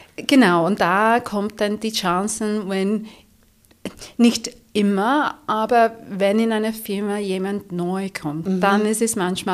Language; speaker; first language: German; non-native, fluent; English